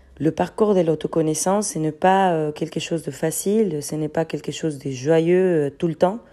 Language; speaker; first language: French; non-native, fluent; Spanish